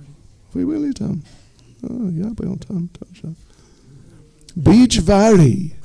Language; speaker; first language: Russian; non-native, learner; English